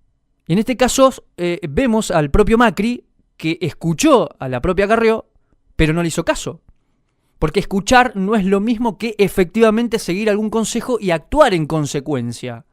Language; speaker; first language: Spanish; native; Spanish